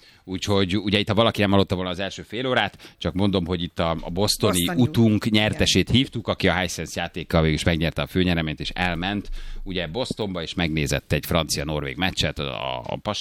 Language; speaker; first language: Hungarian; native; Hungarian